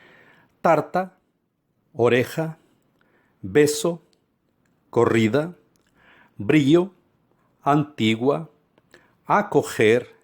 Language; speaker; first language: Spanish; non-native, fluent; Portuguese